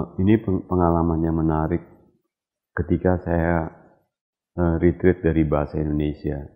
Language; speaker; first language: Indonesian; native; Indonesian